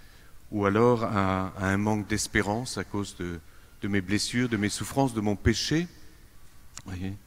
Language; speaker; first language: French; native; French